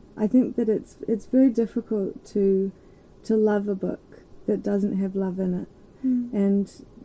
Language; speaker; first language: English; native; English